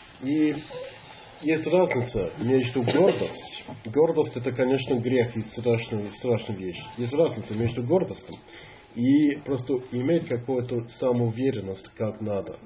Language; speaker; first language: Russian; non-native, fluent; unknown